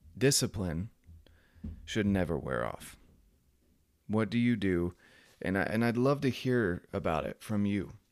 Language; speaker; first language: English; native; English